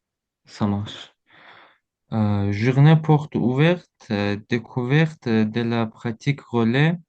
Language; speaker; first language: French; non-native, learner; Azerbaijani